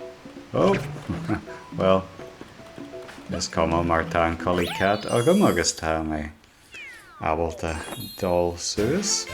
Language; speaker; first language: Irish; non-native, local second language; English